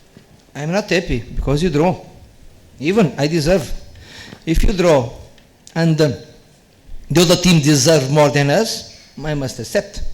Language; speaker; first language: English; non-native, learner; Portuguese